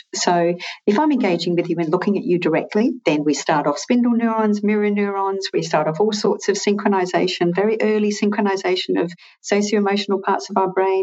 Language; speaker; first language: English; native; English